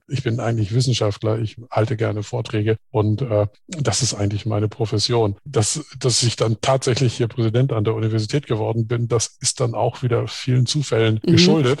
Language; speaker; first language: German; native; German